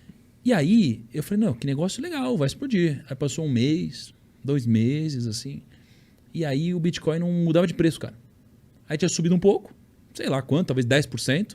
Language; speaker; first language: Portuguese; native; Portuguese